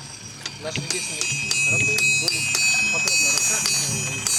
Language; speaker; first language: Russian; non-native, local second language; Kyrgyz